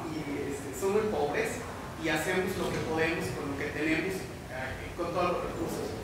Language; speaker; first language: Spanish; native; Spanish